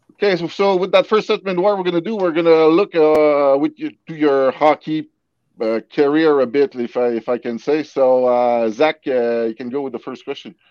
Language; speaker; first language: English; non-native, local second language; French